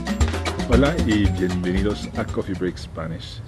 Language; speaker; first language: Spanish; non-native, fluent; English